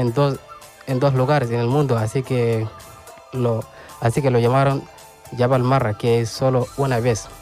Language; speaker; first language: Spanish; non-native, learner; Arabic